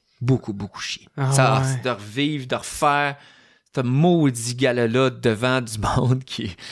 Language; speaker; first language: French; native; French